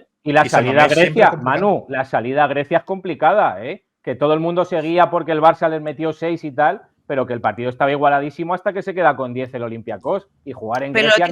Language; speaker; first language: Spanish; native; Spanish